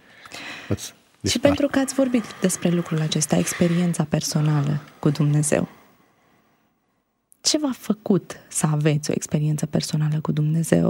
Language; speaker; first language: Romanian; native; Romanian